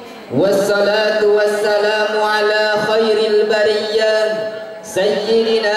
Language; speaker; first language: Arabic; non-native, learner; Indonesian